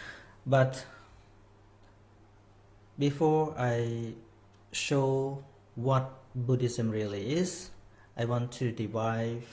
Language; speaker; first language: English; non-native, fluent; Khmer